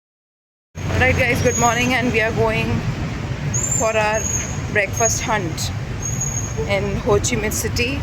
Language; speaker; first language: English; non-native, local second language; Malayalam